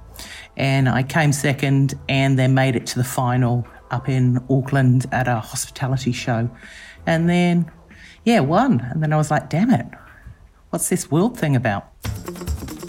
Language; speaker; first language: English; native; English